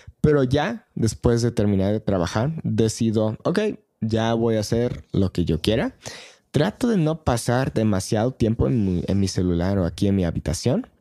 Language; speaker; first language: Spanish; non-native, fluent; English